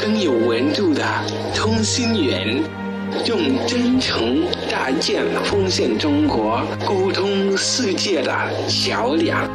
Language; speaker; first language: Chinese; non-native, fluent; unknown